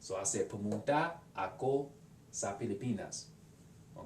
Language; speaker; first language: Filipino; non-native, learner; English